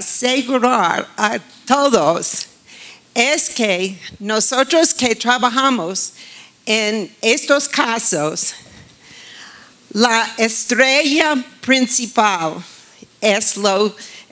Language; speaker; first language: Spanish; non-native, fluent; English